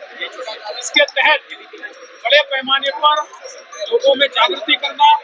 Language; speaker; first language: Hindi; non-native, local second language; Marathi